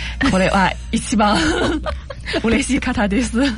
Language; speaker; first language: Japanese; non-native, learner; Chinese